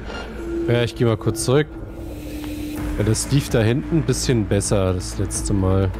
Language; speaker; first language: German; native; German